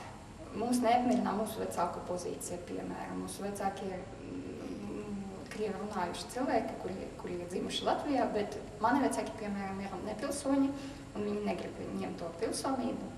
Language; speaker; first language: Latvian; non-native, local second language; Russian